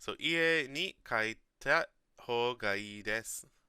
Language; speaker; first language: Japanese; non-native, learner; English